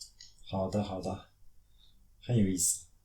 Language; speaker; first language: Chinese; non-native, fluent; French